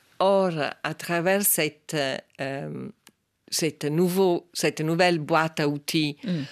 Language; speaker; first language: French; non-native, fluent; Italian